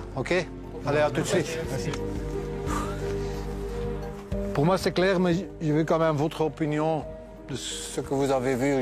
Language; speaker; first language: French; non-native, local second language; Dutch